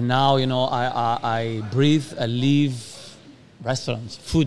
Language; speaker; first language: English; non-native, fluent; Italian